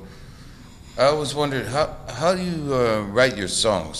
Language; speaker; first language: English; native; English